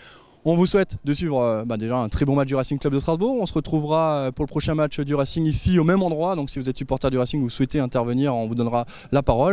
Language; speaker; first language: French; native; French